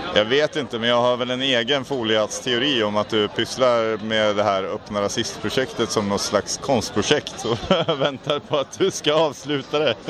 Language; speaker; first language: Swedish; native; Swedish